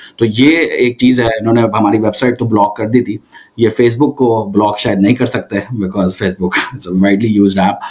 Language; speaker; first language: Urdu; native; Urdu